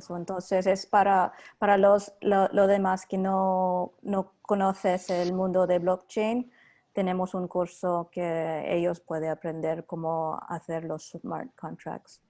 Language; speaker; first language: Spanish; non-native, learner; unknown